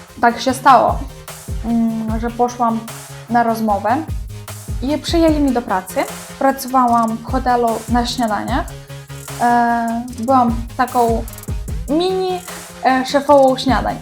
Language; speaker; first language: Polish; non-native, learner; Ukrainian